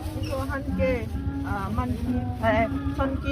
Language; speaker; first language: Korean; non-native, learner; Lao